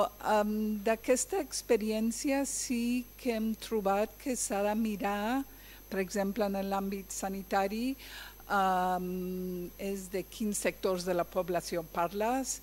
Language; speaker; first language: Catalan; non-native, fluent; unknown